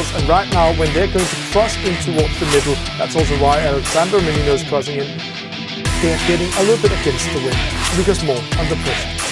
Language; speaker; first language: English; non-native, fluent; Danish